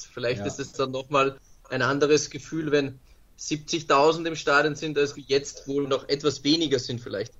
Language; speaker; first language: German; native; German